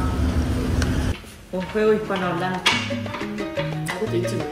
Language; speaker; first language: Korean; non-native, learner; Spanish